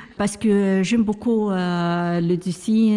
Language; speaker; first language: French; non-native, learner; Arabic